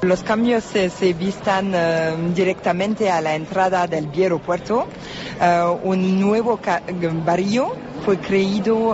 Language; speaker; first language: Spanish; non-native, learner; French